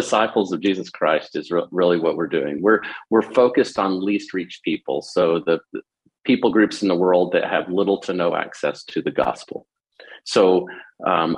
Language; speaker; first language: English; native; English